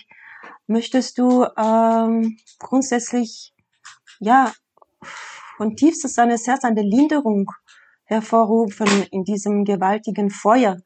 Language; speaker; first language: German; non-native, fluent; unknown